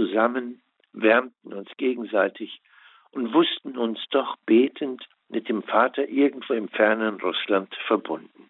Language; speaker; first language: German; native; German